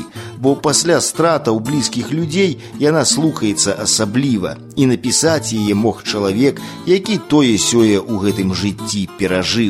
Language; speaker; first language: Belarusian; native; Belarusian